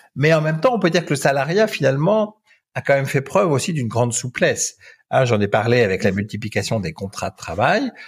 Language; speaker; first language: French; native; French